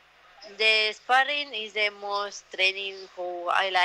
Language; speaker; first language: English; non-native, learner; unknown